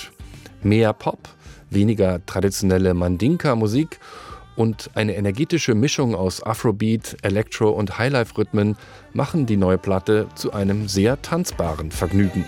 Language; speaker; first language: German; native; German